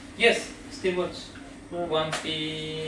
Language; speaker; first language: English; non-native, learner; Japanese